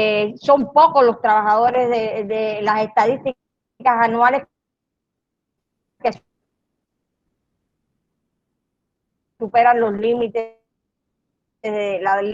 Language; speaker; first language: Spanish; native; Spanish